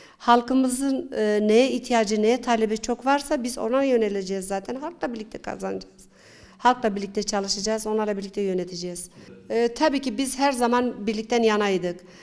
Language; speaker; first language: Turkish; non-native, local second language; Zaza